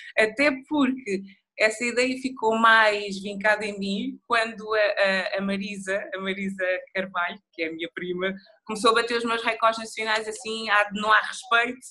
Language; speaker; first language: Portuguese; early bilingual, other home language; Upper Guinea Crioulo